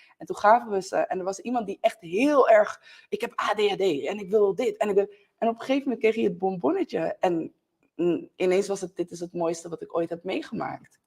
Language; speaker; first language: Dutch; native; Dutch